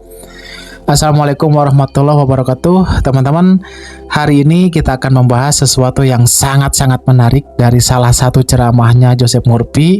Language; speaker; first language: Indonesian; native; Indonesian